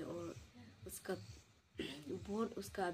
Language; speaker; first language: Hindi; non-native, local second language; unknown